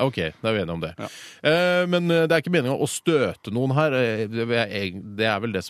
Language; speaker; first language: Norwegian; native; Norwegian